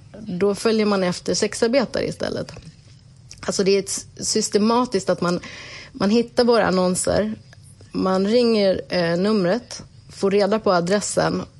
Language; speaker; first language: Swedish; native; Swedish